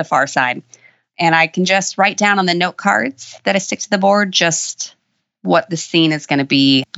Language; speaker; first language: English; native; English